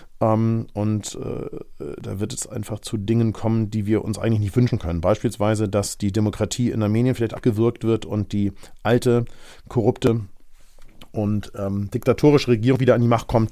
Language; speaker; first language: German; native; German